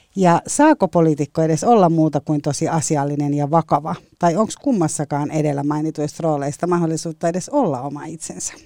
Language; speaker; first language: Finnish; native; Finnish